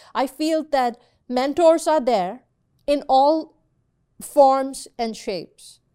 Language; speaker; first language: English; non-native, local second language; Urdu